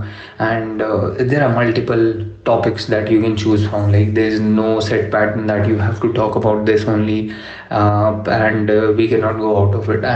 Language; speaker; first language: English; non-native, local second language; Urdu